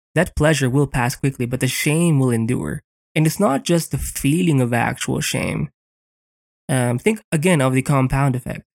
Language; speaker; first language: English; non-native, local second language; Filipino